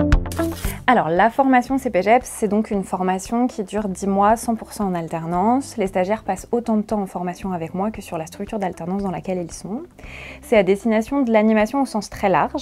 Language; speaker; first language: French; native; French